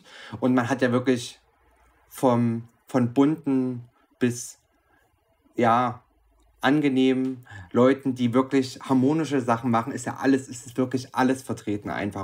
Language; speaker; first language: German; native; German